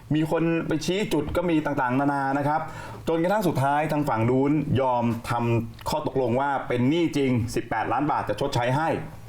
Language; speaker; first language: Thai; native; Thai